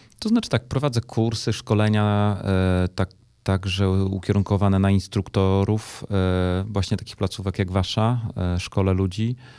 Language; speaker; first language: Polish; native; Polish